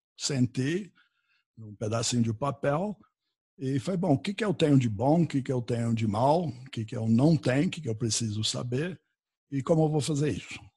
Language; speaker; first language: Portuguese; non-native, fluent; English